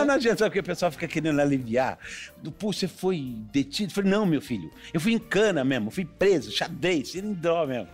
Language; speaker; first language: Portuguese; native; Portuguese